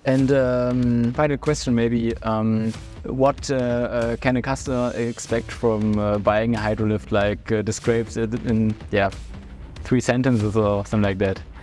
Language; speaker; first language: English; non-native, fluent; German